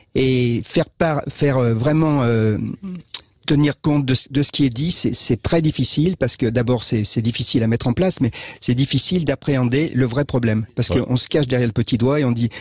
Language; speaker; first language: French; native; French